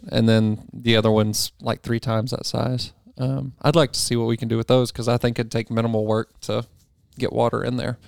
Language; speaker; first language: English; native; English